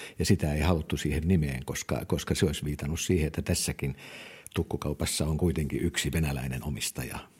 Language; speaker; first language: Finnish; native; Finnish